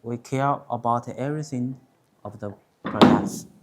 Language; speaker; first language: English; non-native, learner; Chinese